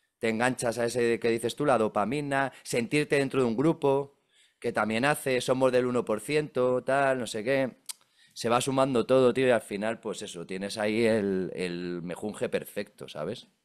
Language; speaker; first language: Spanish; native; Spanish